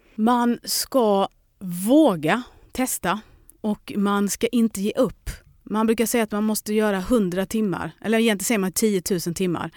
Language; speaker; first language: Swedish; early bilingual, other home language; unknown